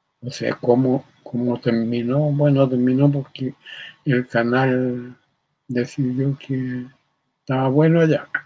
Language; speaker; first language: Spanish; early bilingual, other home language; German